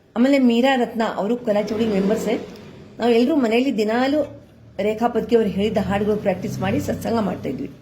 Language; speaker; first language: Kannada; non-native, local second language; Marathi